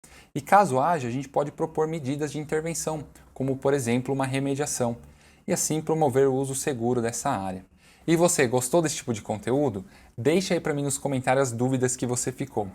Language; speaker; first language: Portuguese; native; Portuguese